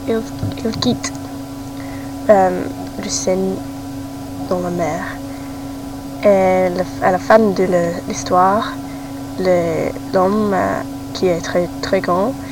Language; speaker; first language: French; non-native, learner; English